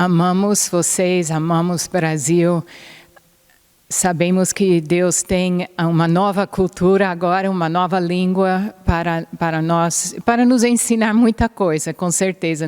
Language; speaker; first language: Portuguese; non-native, fluent; English